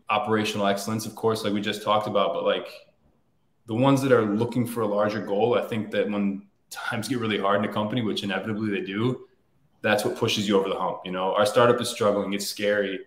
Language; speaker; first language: English; native; English